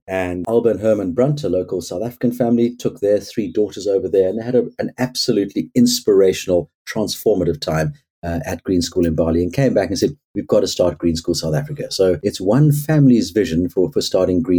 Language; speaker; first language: English; native; English